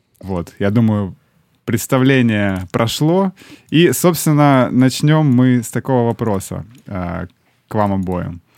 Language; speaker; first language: Russian; native; Russian